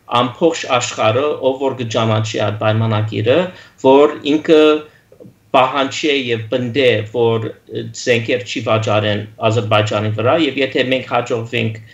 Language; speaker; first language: Armenian; early bilingual, heritage; Armenian